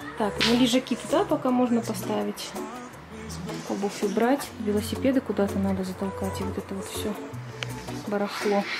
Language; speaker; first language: Russian; native; Russian